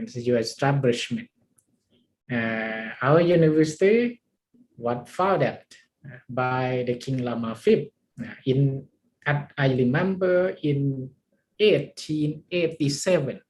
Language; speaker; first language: English; non-native, learner; Thai